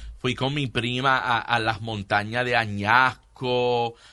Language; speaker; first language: Spanish; early bilingual, heritage; Spanish